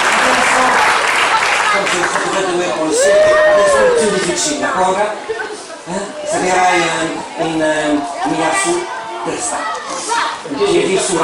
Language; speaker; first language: Italian; non-native, learner; French